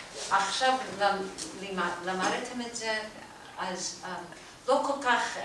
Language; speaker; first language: Hebrew; non-native, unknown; English